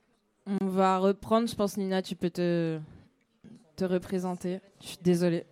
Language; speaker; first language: French; native; French